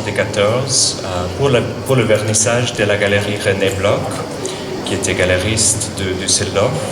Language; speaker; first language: French; non-native, fluent; English